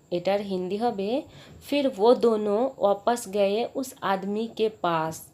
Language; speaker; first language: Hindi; non-native, local second language; Bangla